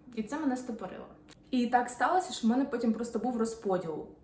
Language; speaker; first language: Ukrainian; non-native, local second language; Russian